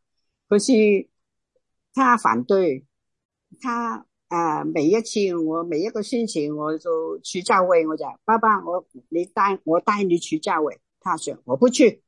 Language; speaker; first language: Chinese; non-native, local second language; Cantonese